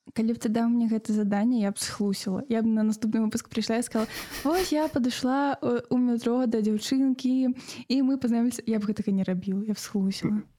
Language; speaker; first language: Belarusian; native; Belarusian